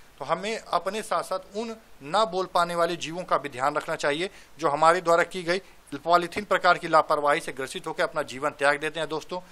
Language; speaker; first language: Hindi; native; Hindi